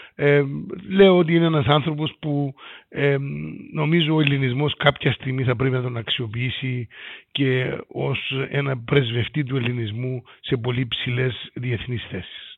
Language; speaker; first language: Greek; native; Greek